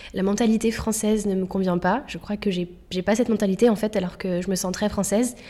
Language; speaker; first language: French; native; French